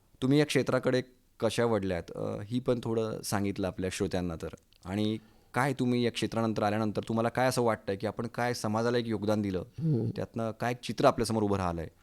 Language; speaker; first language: Marathi; native; Marathi